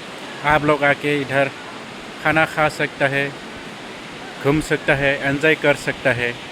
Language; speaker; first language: Hindi; non-native, local second language; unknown